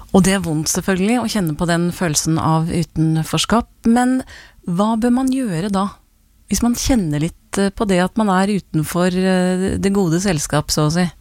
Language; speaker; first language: Norwegian; native; Norwegian